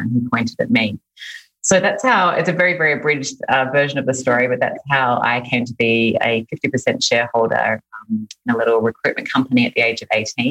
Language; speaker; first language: English; native; English